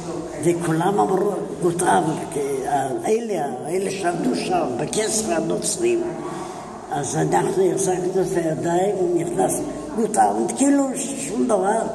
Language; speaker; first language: Hebrew; non-native, fluent; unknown